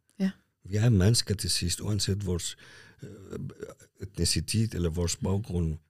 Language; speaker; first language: Danish; non-native, fluent; Arabic